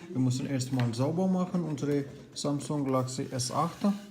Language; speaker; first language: German; non-native, learner; Urdu